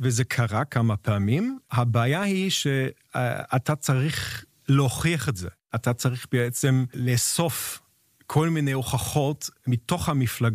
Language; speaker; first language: Hebrew; non-native, fluent; German